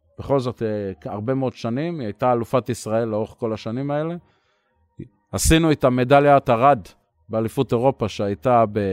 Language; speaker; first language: Hebrew; native; Hebrew